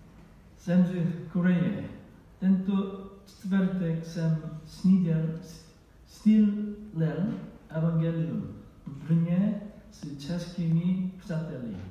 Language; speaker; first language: Czech; non-native, learner; Korean